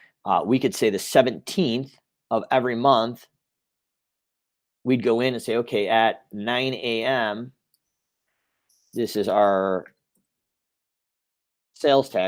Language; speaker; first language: English; native; English